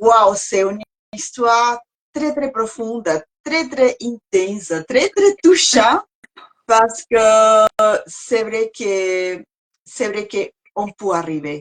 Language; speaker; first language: French; non-native, learner; Spanish